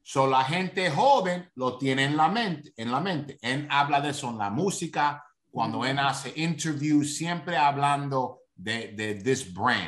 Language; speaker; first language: Spanish; early bilingual, heritage; Spanish